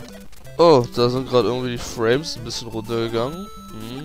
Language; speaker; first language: German; native; German